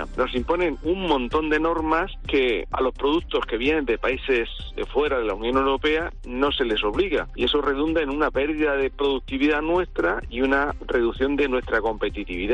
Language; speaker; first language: Spanish; native; Spanish